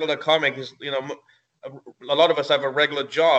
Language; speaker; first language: English; native; English